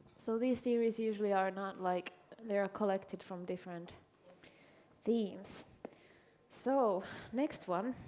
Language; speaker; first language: English; non-native, fluent; Finnish